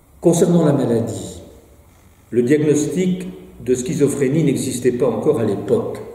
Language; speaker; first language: French; native; French